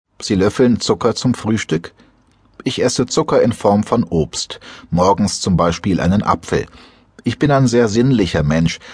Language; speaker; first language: German; native; German